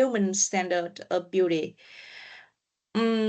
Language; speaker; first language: English; non-native, learner; Vietnamese